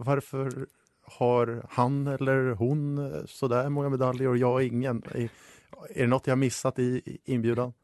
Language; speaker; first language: Swedish; native; Swedish